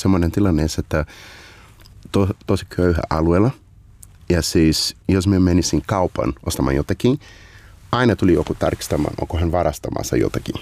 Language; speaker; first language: Finnish; non-native, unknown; Portuguese